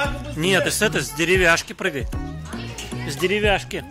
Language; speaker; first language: Russian; native; Russian